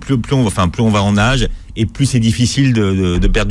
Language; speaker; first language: French; native; French